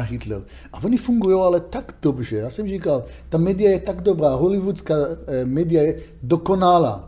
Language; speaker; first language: Czech; non-native, learner; Hebrew